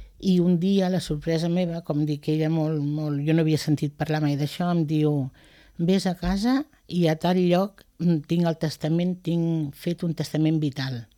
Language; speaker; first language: Catalan; non-native, local second language; Spanish